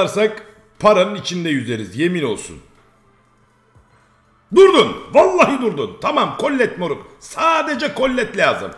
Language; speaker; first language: Turkish; native; Turkish